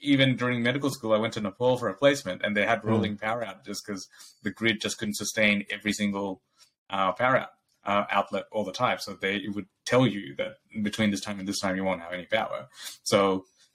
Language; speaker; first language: English; non-native, local second language; Bangla